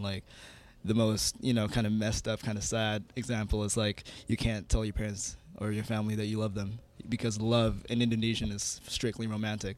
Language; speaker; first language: English; non-native, fluent; Indonesian